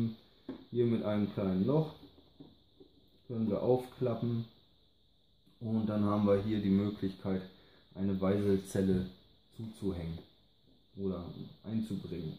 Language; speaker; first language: German; native; German